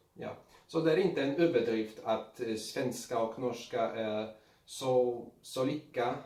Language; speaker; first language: Swedish; non-native, learner; Polish